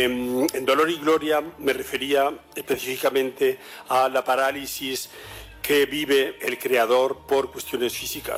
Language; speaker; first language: Spanish; native; Spanish